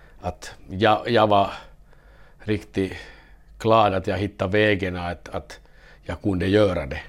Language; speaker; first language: Swedish; non-native, learner; Finnish